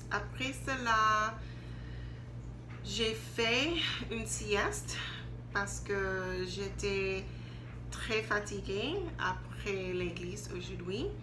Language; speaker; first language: French; non-native, learner; English